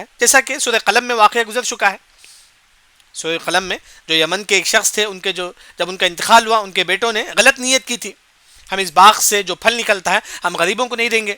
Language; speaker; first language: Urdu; non-native, local second language; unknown